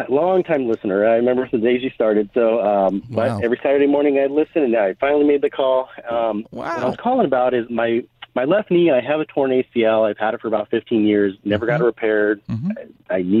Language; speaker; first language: English; native; English